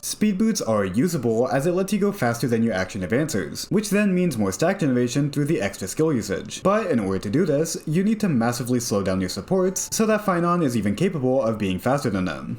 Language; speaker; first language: English; native; English